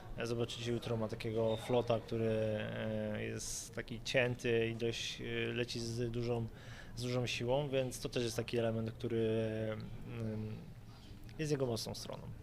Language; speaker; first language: Polish; native; Polish